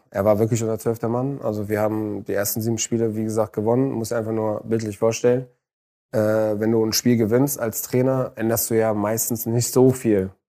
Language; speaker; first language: German; early bilingual, other home language; Arabic